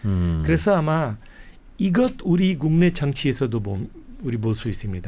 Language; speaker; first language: Korean; non-native, fluent; Hindi